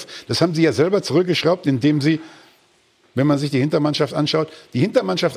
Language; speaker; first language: German; native; German